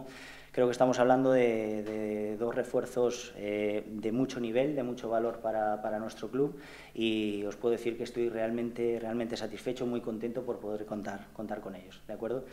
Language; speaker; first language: Spanish; native; Spanish